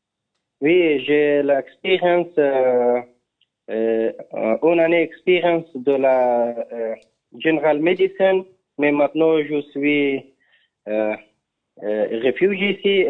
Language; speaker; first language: French; non-native, learner; Persian